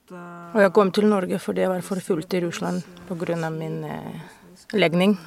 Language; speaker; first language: Norwegian; non-native, fluent; Russian